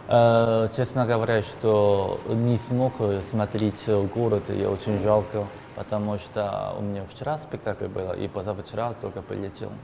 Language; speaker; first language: Russian; non-native, learner; Korean